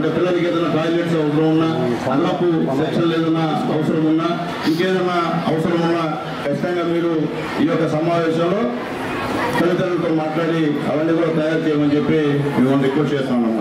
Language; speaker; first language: Telugu; native; Telugu